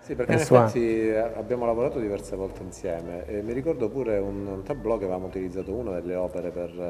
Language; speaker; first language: Italian; native; Italian